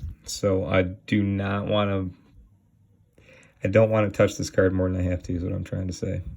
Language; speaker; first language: English; native; English